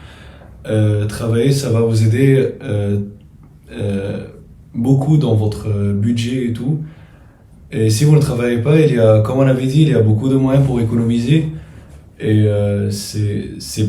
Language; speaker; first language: French; non-native, fluent; Arabic